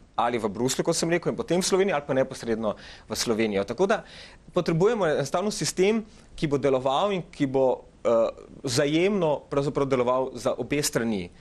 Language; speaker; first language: Slovenian; early bilingual, other home language; Macedonian